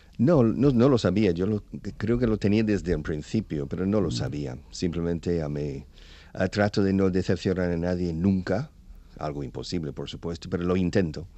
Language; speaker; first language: Spanish; non-native, fluent; English